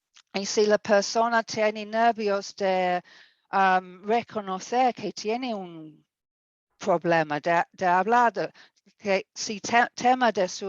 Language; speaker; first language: Spanish; non-native, fluent; English